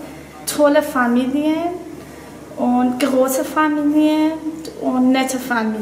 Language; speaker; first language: German; non-native, learner; Persian